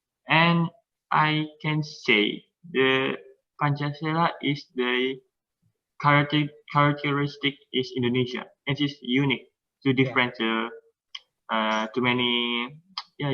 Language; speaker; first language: English; non-native, learner; Indonesian